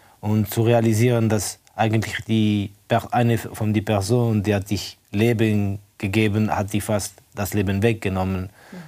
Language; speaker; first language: German; non-native, fluent; Estonian